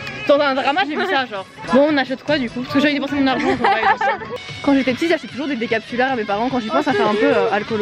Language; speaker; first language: French; native; French